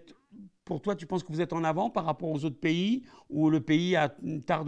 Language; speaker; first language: French; native; French